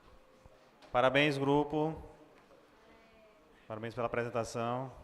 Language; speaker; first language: Portuguese; native; Portuguese